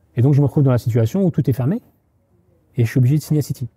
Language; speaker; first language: French; native; French